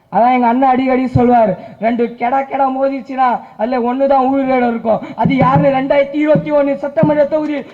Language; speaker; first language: Tamil; non-native, local second language; Urdu